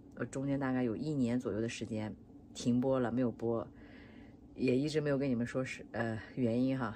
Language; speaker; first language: Chinese; native; Chinese